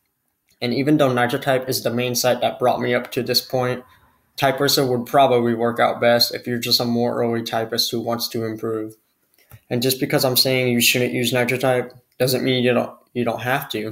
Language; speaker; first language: English; native; English